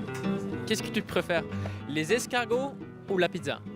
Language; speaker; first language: French; non-native, local second language; German